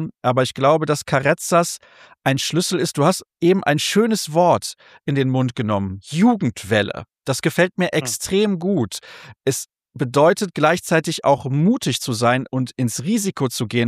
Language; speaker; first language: German; native; German